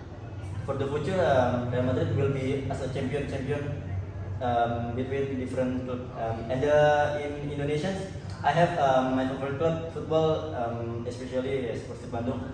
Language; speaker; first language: English; non-native, learner; Indonesian